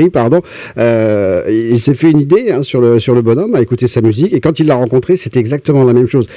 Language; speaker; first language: French; native; French